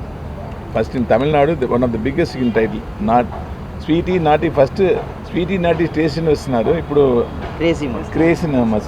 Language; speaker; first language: Telugu; non-native, learner; Tamil